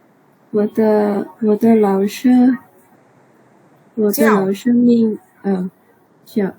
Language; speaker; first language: Chinese; non-native, learner; Indonesian